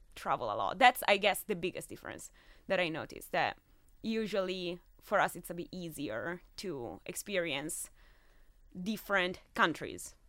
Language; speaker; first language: English; non-native, fluent; Italian